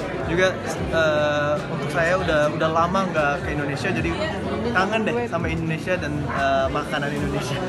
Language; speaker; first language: Indonesian; early bilingual, heritage; English